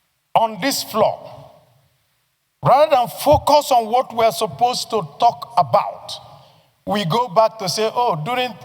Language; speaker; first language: English; non-native, local second language; Igbo